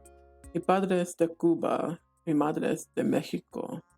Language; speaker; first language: Spanish; non-native, learner; English